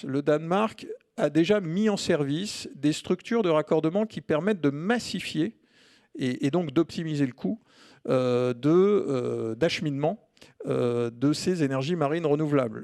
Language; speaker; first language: French; native; French